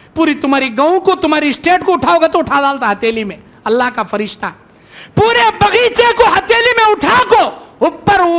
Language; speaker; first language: Hindi; native; Hindi